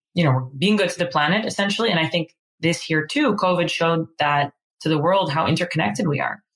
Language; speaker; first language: English; non-native, fluent; Dutch